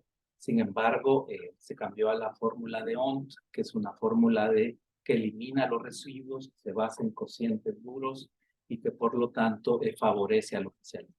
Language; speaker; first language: Spanish; native; Spanish